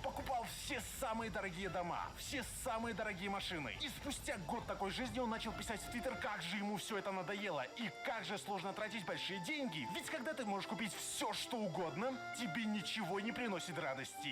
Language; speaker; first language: Russian; native; Russian